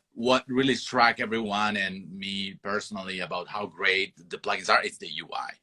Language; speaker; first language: English; non-native, fluent; Italian